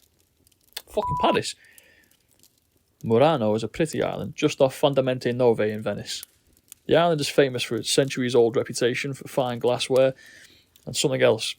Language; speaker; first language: English; native; English